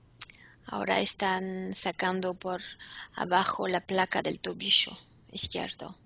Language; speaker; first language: Spanish; non-native, fluent; French